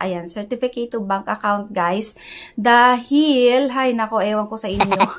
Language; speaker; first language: Filipino; non-native, local second language; Hiligaynon